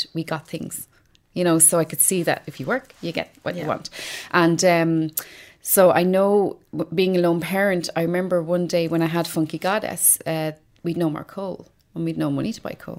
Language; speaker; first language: English; native; English